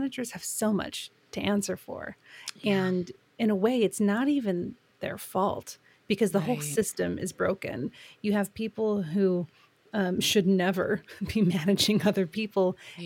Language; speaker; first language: English; native; English